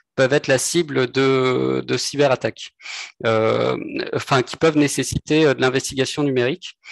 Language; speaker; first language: French; native; French